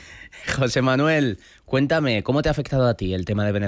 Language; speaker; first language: Spanish; native; Spanish